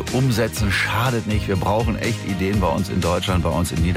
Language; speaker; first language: German; native; German